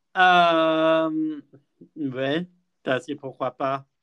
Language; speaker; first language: French; non-native, fluent; English